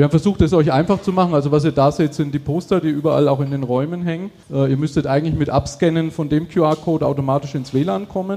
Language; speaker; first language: German; native; German